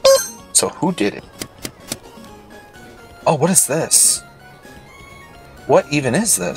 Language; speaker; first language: English; native; English